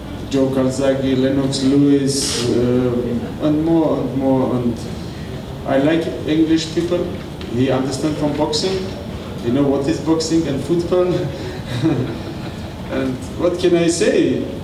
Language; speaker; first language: English; non-native, learner; Armenian